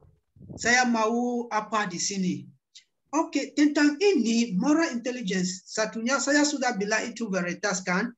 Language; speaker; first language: Indonesian; non-native, learner; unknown